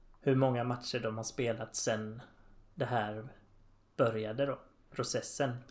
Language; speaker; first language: Swedish; native; Swedish